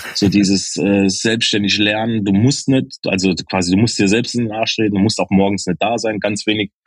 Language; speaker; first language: German; native; German